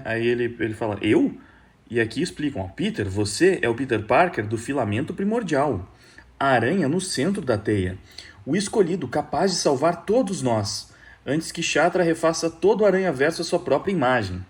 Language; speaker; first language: Portuguese; native; Portuguese